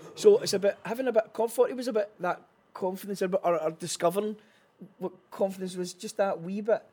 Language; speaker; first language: English; native; English